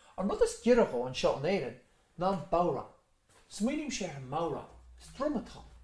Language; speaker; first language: Irish; native; Irish